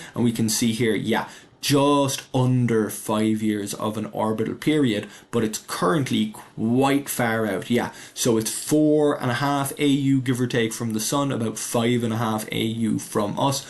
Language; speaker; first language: English; native; English